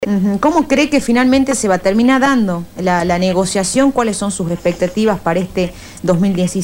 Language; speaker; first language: Spanish; native; Spanish